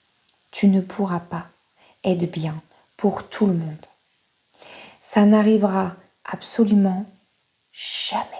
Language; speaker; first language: French; native; French